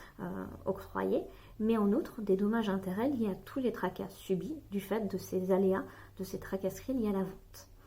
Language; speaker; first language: French; native; French